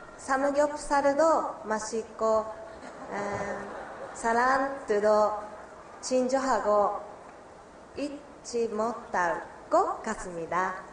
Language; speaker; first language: Korean; non-native, learner; Japanese